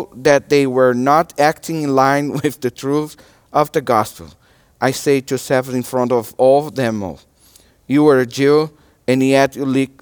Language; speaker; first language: English; non-native, learner; Portuguese